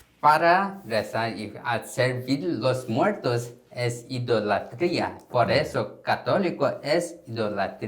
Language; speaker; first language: Spanish; non-native, learner; Korean